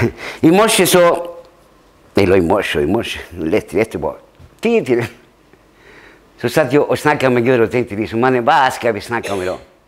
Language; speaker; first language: Swedish; early bilingual, other home language; Spanish